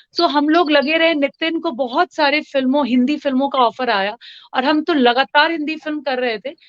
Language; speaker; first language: Hindi; non-native, local second language; Bhojpuri